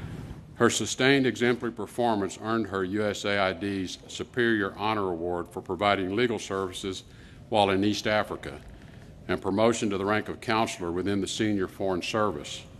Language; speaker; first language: English; native; English